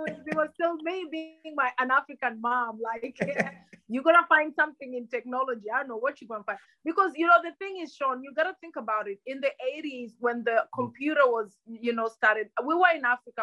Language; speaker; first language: English; non-native, local second language; Luyia